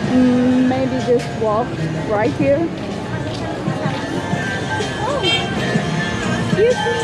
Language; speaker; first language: English; non-native, learner; Indonesian